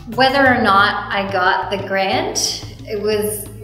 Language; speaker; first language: English; native; English